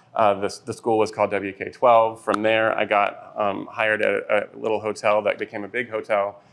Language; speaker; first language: English; native; English